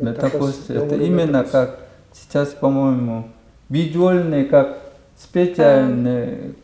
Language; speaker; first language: Russian; non-native, learner; Korean